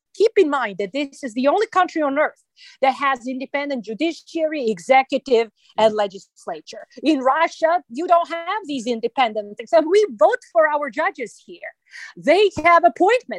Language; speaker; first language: English; non-native, fluent; Serbian